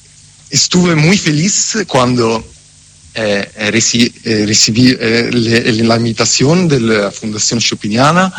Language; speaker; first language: Spanish; non-native, fluent; Italian